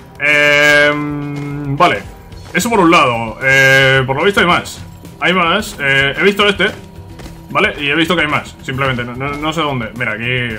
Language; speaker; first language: Spanish; native; Spanish